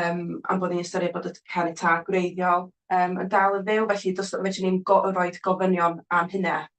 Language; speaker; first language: Welsh; native; Welsh